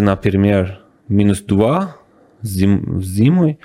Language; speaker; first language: Russian; non-native, learner; Persian